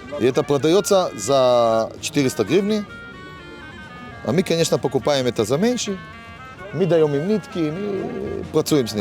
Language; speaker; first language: Russian; early bilingual, heritage; Hebrew